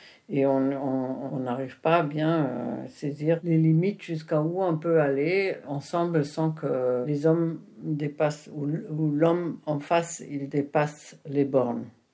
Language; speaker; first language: French; non-native, fluent; German